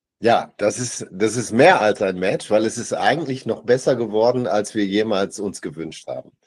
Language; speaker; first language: German; native; German